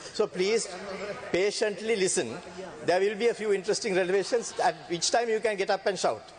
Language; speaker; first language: English; non-native, local second language; Sinhala